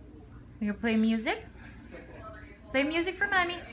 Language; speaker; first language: English; non-native, learner; Indonesian